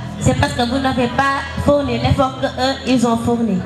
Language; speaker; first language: French; non-native, local second language; Wolof